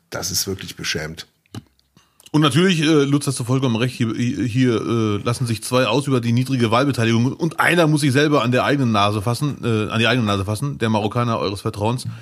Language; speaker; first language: German; early bilingual, other home language; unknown